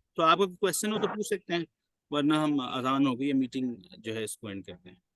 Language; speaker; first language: Urdu; native; Urdu